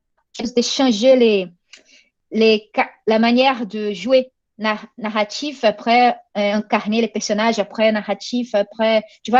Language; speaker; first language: French; non-native, fluent; Portuguese